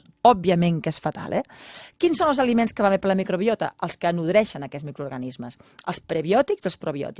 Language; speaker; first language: Catalan; native; Catalan